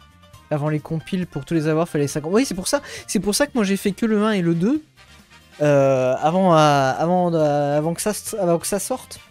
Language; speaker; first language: French; native; French